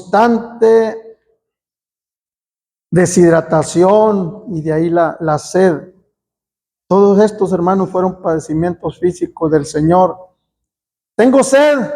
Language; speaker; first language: Spanish; native; Spanish